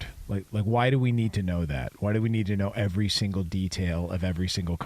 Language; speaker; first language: English; native; English